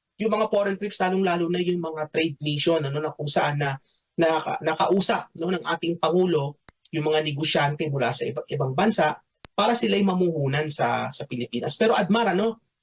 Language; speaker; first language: Filipino; native; Filipino